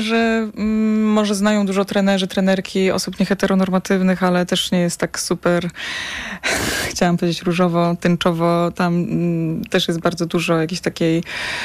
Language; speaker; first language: Polish; native; Polish